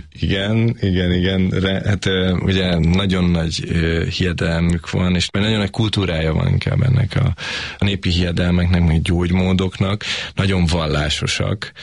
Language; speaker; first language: Hungarian; native; Hungarian